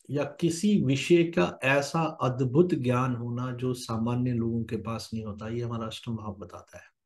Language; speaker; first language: Hindi; native; Hindi